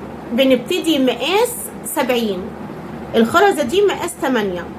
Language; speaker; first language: Arabic; native; Arabic